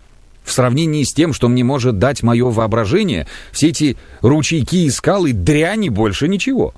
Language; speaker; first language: Russian; native; Russian